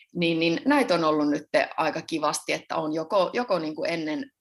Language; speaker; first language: Finnish; native; Finnish